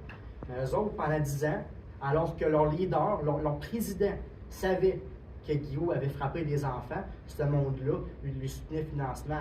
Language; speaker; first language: French; native; French